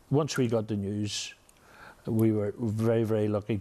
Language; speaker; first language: English; native; English